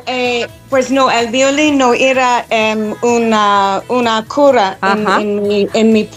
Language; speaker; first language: Spanish; non-native, fluent; English